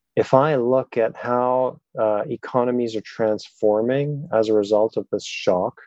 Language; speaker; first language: English; non-native, fluent; German